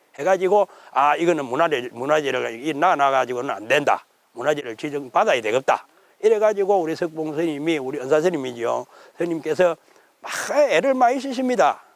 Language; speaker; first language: Korean; native; Korean